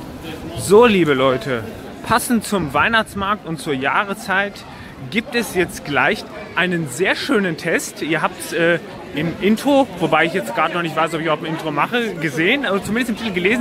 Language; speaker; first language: German; native; German